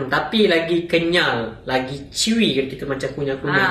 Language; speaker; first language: Malay; native; Malay